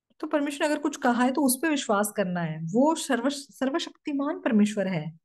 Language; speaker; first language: Hindi; non-native, fluent; Korean